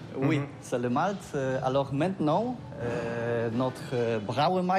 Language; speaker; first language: French; non-native, learner; Polish